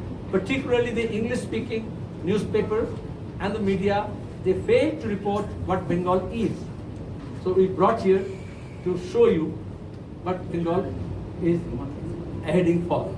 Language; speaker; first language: English; non-native, local second language; Bangla